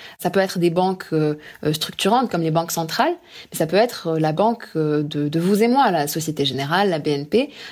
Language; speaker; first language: French; non-native, local second language; Arabic